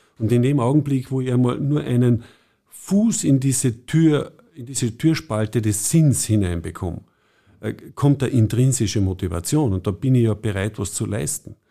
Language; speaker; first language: German; native; German